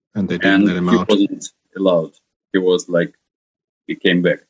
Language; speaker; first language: English; non-native, fluent; Ukrainian